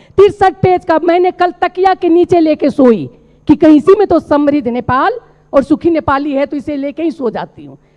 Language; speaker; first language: Hindi; non-native, local second language; Maithili